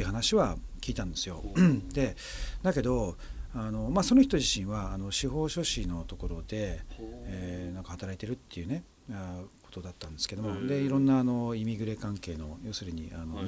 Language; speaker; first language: Japanese; native; Japanese